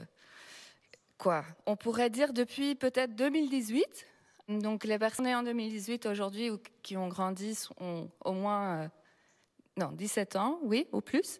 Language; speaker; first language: French; non-native, fluent; Dutch